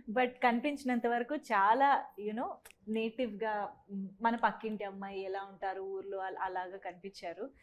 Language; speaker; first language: Telugu; native; Telugu